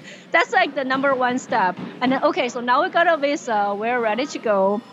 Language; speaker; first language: English; non-native, fluent; Chinese